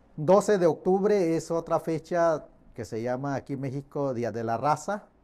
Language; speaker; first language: Spanish; non-native, fluent; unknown